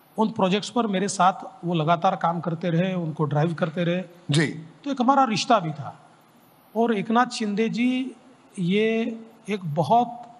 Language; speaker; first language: Hindi; non-native, local second language; Marathi